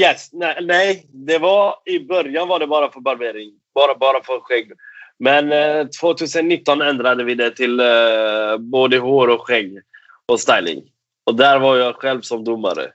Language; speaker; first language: Swedish; non-native, fluent; Persian